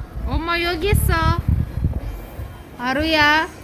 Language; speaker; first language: Korean; non-native, learner; Kazakh